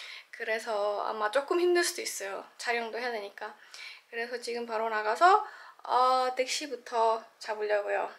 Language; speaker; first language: Korean; non-native, fluent; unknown